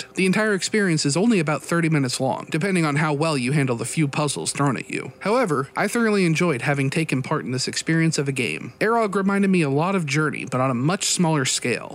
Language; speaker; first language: English; native; English